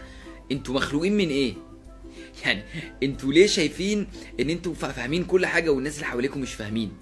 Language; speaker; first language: Arabic; native; Arabic